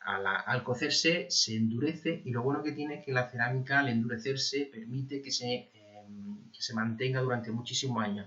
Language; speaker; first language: Spanish; native; Spanish